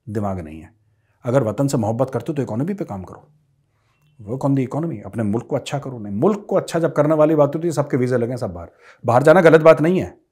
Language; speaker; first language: Hindi; native; Hindi